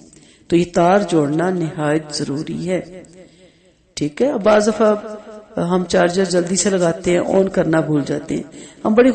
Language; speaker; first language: Urdu; native; Urdu